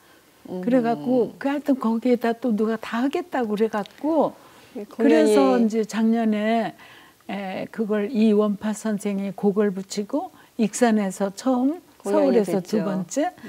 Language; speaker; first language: Korean; native; Korean